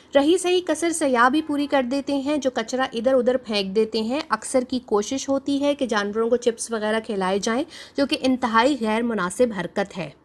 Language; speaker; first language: Urdu; native; Urdu